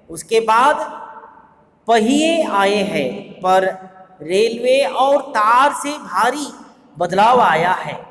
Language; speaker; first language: Hindi; non-native, local second language; Kannada